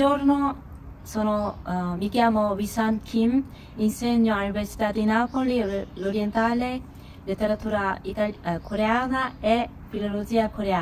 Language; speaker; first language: Italian; non-native, fluent; Korean